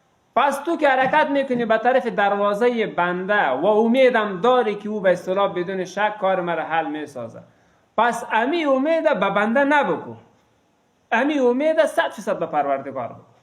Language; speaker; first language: Persian; native; Persian